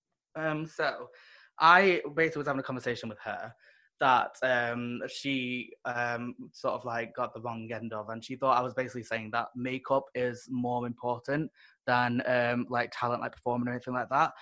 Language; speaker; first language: English; native; English